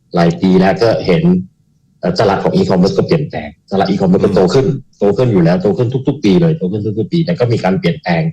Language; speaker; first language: Thai; non-native, fluent; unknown